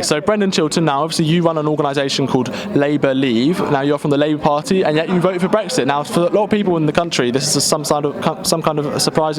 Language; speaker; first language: English; native; English